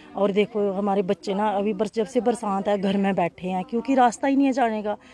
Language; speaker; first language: Hindi; native; Hindi